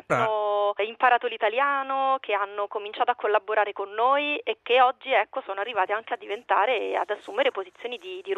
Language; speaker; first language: Italian; native; Italian